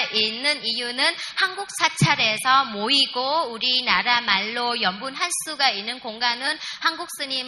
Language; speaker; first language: Korean; non-native, fluent; Vietnamese